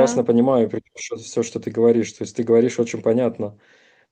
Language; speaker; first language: Russian; native; Russian